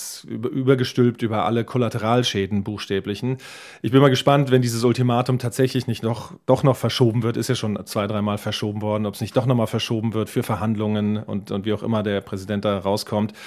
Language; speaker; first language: German; native; German